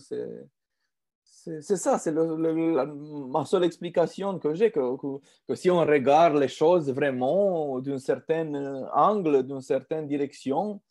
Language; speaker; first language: French; non-native, fluent; Romanian